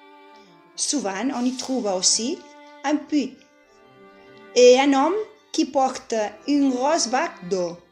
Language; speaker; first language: French; non-native, learner; Catalan